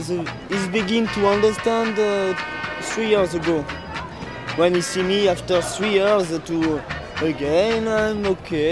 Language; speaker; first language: English; non-native, learner; French